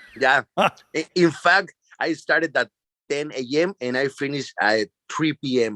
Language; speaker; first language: English; non-native, learner; Spanish